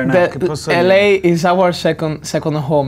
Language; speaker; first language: English; non-native, learner; Italian